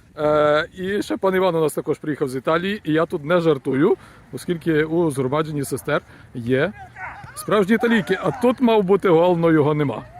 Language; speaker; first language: Ukrainian; native; Ukrainian